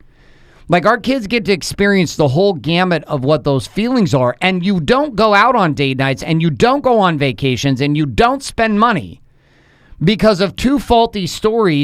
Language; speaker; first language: English; native; English